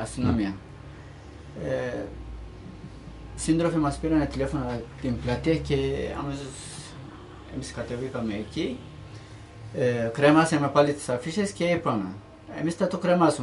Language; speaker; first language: Greek; non-native, learner; Turkish